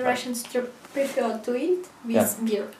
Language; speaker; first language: English; non-native, learner; Russian